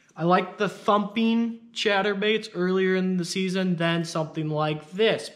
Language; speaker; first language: English; native; English